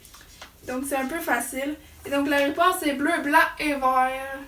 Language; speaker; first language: French; native; French